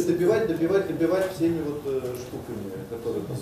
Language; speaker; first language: Russian; non-native, learner; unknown